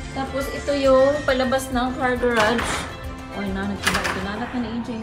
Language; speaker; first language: Filipino; native; Filipino